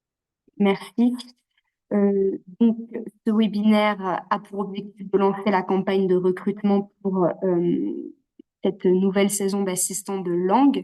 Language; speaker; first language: French; native; French